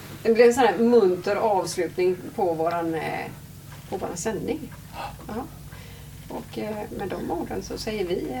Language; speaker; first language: Swedish; native; Swedish